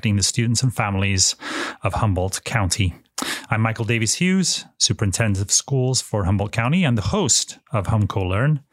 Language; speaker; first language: English; native; English